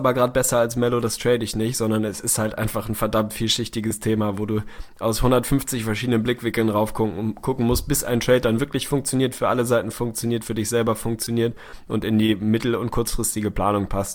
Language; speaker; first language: German; native; German